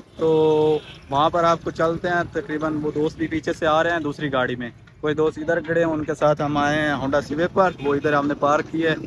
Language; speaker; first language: Urdu; non-native, local second language; Punjabi